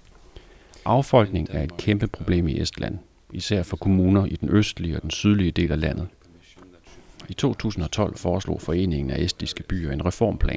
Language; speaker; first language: Danish; native; Danish